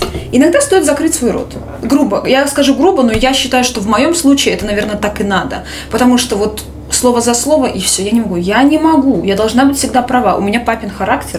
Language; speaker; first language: Russian; native; Russian